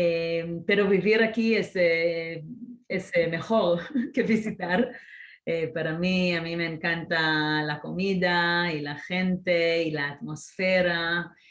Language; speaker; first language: Spanish; non-native, fluent; Hebrew